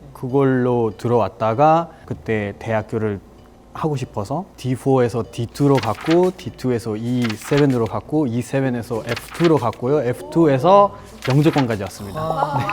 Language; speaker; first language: Korean; non-native, fluent; Nepali